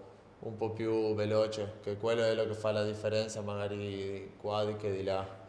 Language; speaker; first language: Italian; non-native, learner; Spanish